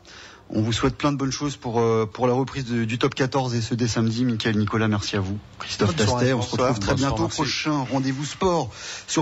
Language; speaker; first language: French; native; French